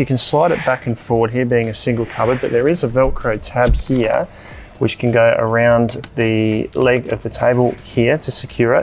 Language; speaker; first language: English; native; English